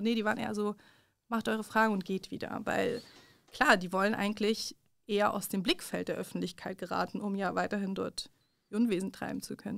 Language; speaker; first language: German; early bilingual, other home language; Persian